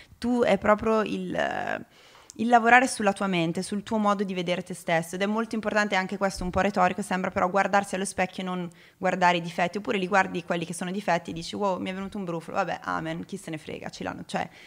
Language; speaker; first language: Italian; native; Italian